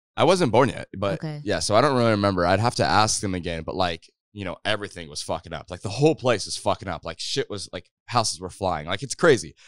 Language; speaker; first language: English; native; English